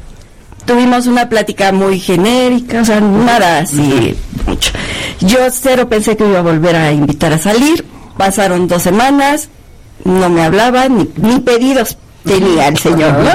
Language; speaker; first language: Spanish; native; Spanish